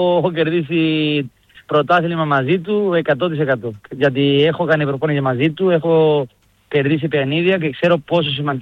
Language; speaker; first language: Greek; non-native, learner; Spanish